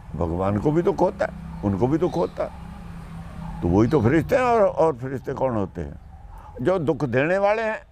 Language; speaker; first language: Hindi; non-native, local second language; Punjabi